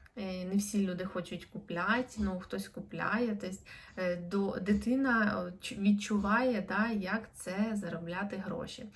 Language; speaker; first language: Ukrainian; native; Ukrainian